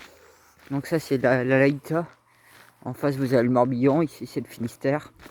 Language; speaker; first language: French; native; French